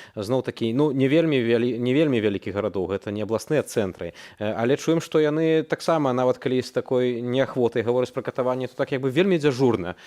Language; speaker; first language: Belarusian; native; Belarusian